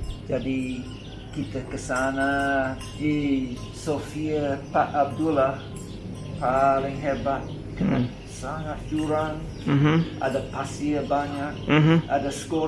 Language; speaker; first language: Indonesian; non-native, fluent; English